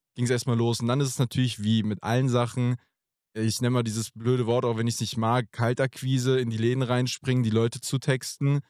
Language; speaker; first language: German; native; German